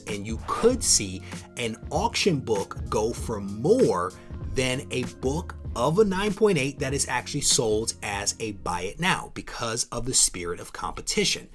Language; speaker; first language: English; native; English